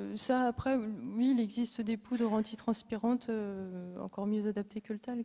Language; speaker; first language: French; native; French